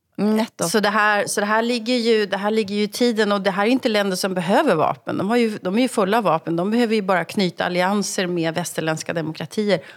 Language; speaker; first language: Swedish; native; Swedish